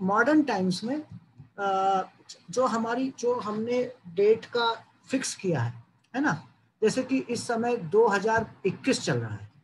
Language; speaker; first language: Hindi; native; Hindi